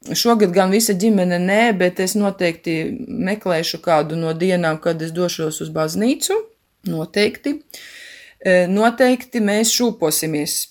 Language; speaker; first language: Latvian; native; Latvian